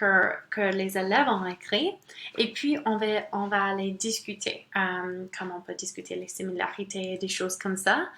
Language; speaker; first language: French; non-native, local second language; English